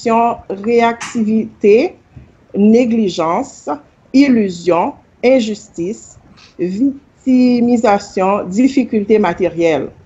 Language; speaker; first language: French; non-native, local second language; Haitian Creole